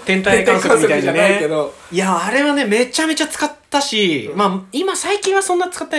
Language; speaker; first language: Japanese; native; Japanese